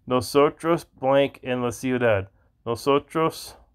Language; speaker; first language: Spanish; non-native, learner; English